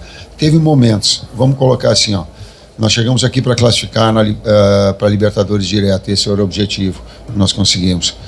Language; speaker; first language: Portuguese; native; Portuguese